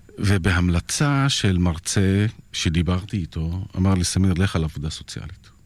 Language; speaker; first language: Hebrew; non-native, local second language; Arabic